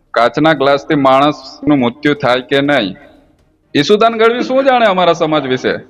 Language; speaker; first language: Gujarati; non-native, local second language; Vasavi